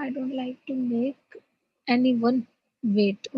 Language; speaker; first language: English; non-native, learner; Hindi